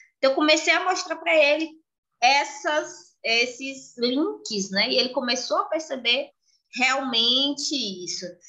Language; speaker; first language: Portuguese; native; Portuguese